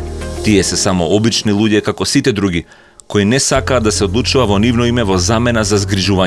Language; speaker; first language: Macedonian; native; Macedonian